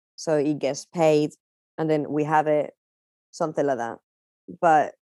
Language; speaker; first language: English; non-native, fluent; Spanish